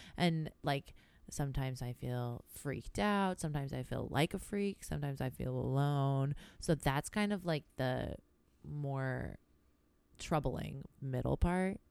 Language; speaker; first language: English; early bilingual, other home language; Greek